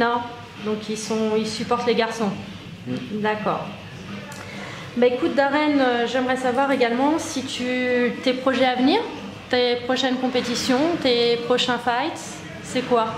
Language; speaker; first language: French; native; French